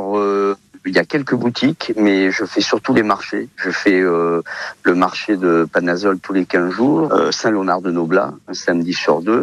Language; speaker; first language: French; early bilingual, other home language; Portuguese